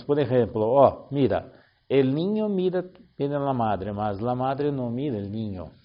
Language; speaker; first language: Spanish; non-native, learner; Portuguese